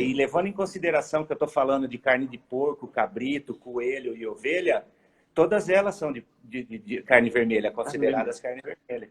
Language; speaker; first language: Portuguese; native; Portuguese